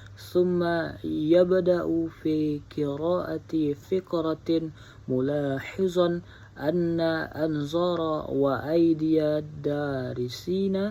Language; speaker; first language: Arabic; non-native, learner; Indonesian